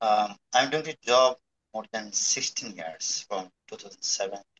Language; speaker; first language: English; non-native, learner; Bangla